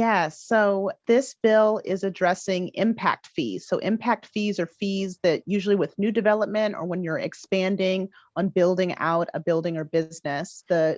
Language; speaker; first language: English; native; English